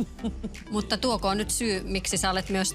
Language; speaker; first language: Finnish; native; Finnish